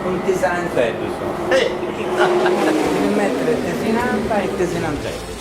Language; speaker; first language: Italian; native; Italian